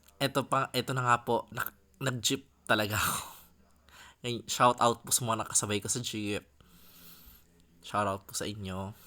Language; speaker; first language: Filipino; non-native, local second language; Bikol